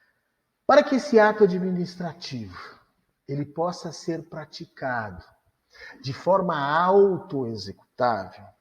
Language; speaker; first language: Portuguese; native; Portuguese